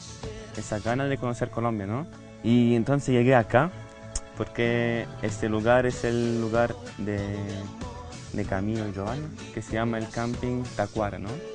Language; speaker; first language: Spanish; non-native, fluent; French